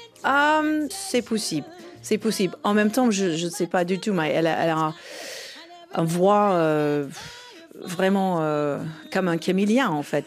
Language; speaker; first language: French; non-native, fluent; English